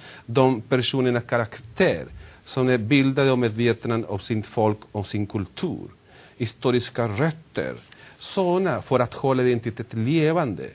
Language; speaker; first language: Swedish; non-native, fluent; Spanish